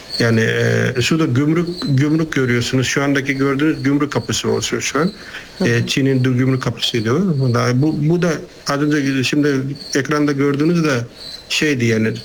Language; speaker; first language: Turkish; non-native, fluent; Nepali